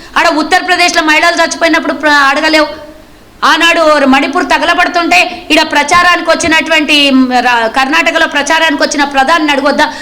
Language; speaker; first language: Telugu; native; Telugu